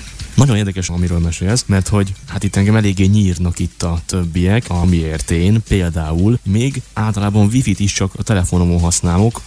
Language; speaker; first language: Hungarian; native; Hungarian